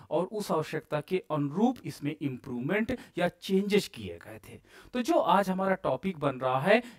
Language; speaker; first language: Hindi; native; Hindi